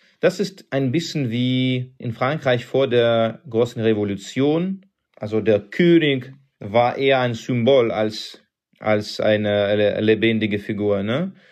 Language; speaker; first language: German; non-native, fluent; Russian